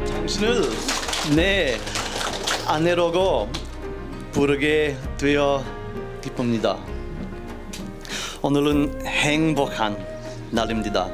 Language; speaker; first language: Korean; non-native, fluent; English